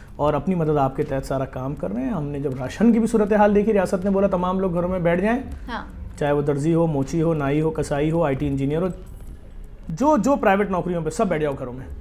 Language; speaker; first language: Urdu; native; Urdu